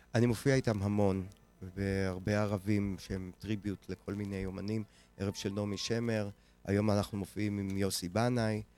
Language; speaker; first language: Hebrew; native; Hebrew